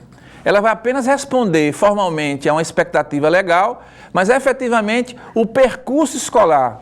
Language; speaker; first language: Portuguese; native; Portuguese